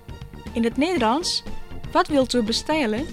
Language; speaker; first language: Dutch; non-native, learner; Indonesian